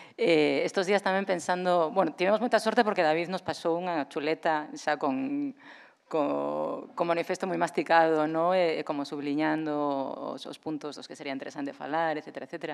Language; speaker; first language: Galician; non-native, local second language; Spanish